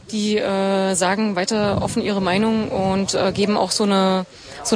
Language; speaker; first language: German; native; German